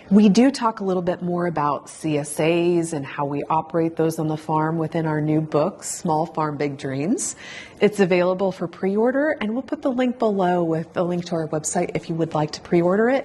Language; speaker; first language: English; native; English